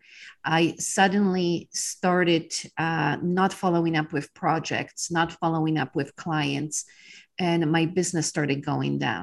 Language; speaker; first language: English; non-native, fluent; Polish